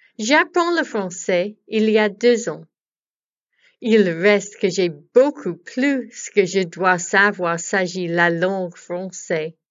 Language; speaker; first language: French; non-native, learner; English